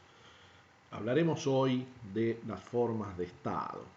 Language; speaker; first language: Spanish; native; Spanish